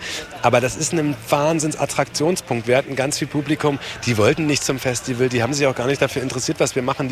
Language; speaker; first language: German; native; German